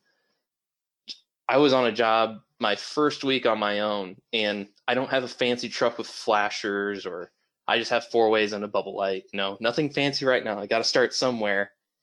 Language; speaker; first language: English; native; English